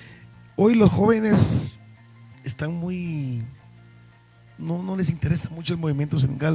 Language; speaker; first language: Spanish; native; Spanish